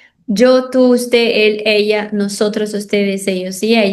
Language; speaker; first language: Spanish; non-native, fluent; Portuguese